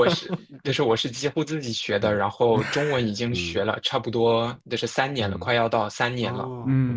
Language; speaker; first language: Chinese; non-native, fluent; French